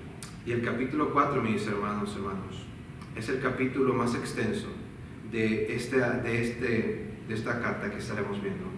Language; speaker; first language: Spanish; native; Spanish